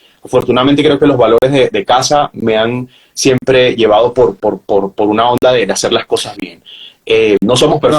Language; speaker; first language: Spanish; native; Spanish